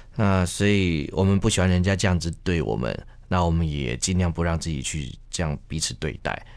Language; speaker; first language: Chinese; native; Chinese